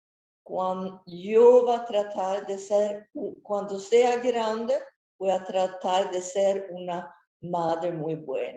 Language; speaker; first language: Spanish; non-native, fluent; Swedish